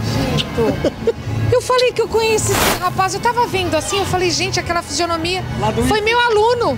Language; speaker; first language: Portuguese; native; Portuguese